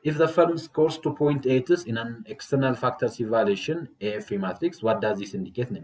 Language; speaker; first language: English; non-native, local second language; Amharic